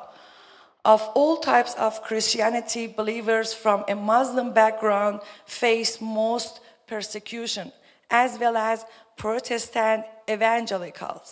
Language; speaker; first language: English; non-native, learner; Persian